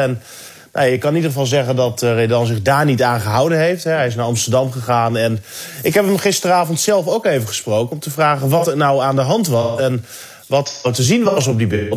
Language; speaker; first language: Dutch; native; Dutch